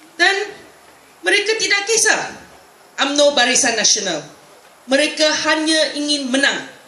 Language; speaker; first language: Malay; non-native, local second language; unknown